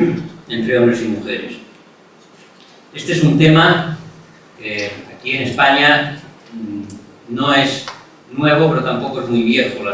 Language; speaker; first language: Spanish; non-native, local second language; Catalan